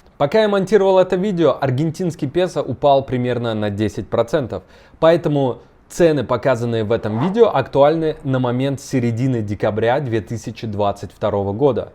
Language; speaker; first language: Russian; native; Russian